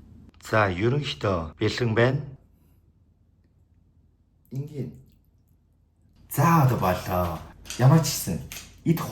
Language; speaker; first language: Mongolian; non-native, learner; Korean